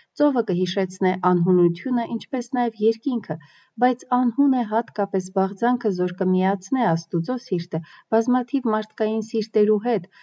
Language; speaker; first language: Armenian; early bilingual, heritage; Armenian